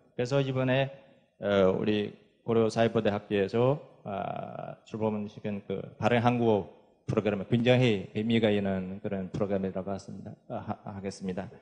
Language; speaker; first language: Korean; non-native, fluent; Chinese